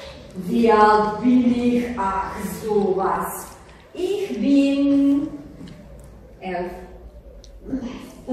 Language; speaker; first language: German; non-native, fluent; Croatian